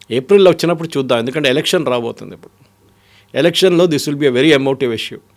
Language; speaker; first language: Telugu; non-native, fluent; Malayalam